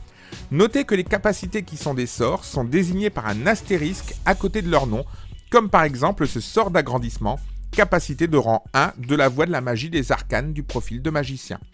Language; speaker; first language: French; native; French